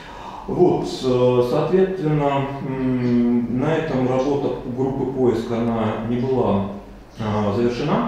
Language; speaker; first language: Russian; native; Russian